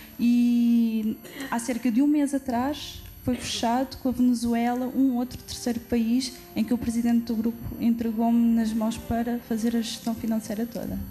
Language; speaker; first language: Portuguese; native; Portuguese